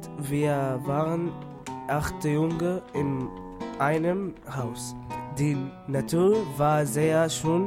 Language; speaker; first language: German; non-native, learner; French